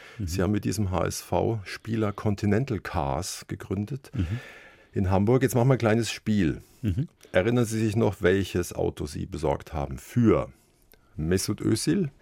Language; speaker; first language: German; native; German